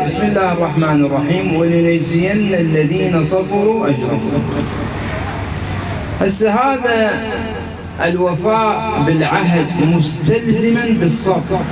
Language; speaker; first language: Arabic; native; Arabic